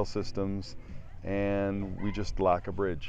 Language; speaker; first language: English; native; English